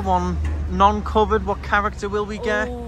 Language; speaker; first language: English; native; English